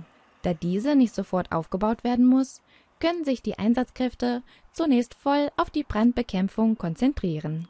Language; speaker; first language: German; native; German